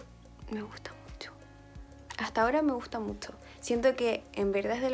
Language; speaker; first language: Spanish; native; Spanish